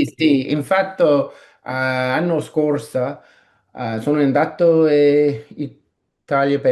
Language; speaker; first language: Italian; non-native, learner; English